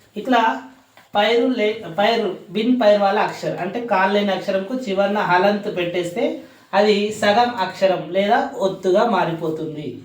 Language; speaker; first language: Telugu; non-native, local second language; Urdu